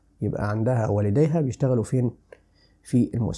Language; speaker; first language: Arabic; native; Arabic